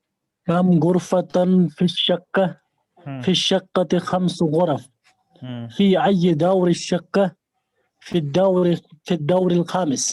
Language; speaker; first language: Arabic; non-native, learner; Urdu